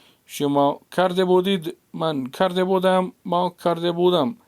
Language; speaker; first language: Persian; non-native, fluent; Urdu